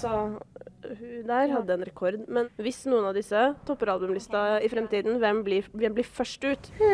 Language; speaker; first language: Norwegian; native; Norwegian